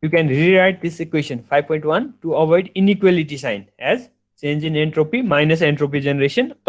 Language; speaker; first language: English; non-native, local second language; Nepali